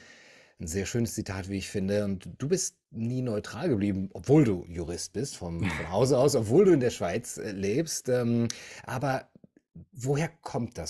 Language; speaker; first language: German; native; German